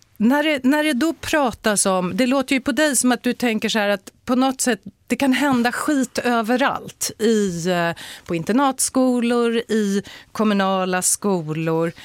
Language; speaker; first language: Swedish; native; Swedish